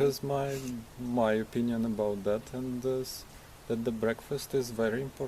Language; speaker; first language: English; non-native, learner; Ukrainian